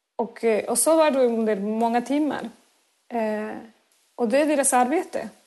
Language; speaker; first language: Swedish; non-native, fluent; Spanish